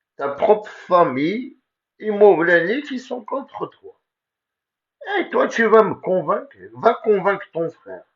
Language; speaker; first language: French; non-native, local second language; Kabyle